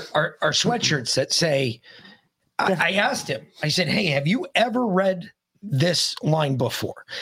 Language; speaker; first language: English; native; English